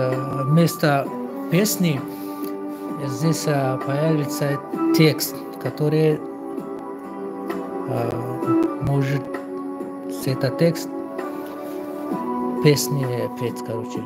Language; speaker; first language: Russian; non-native, local second language; Tajik